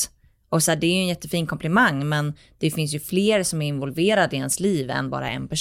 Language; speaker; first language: Swedish; native; Swedish